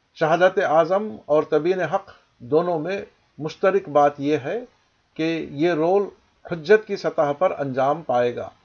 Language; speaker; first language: Urdu; native; Urdu